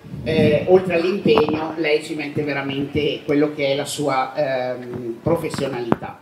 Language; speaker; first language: Italian; native; Italian